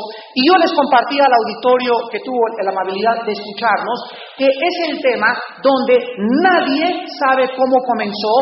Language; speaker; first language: Spanish; native; Spanish